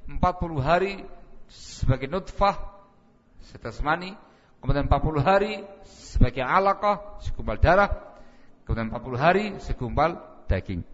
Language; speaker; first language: Indonesian; native; Indonesian